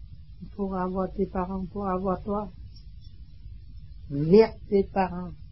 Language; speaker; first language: French; non-native, learner; Vietnamese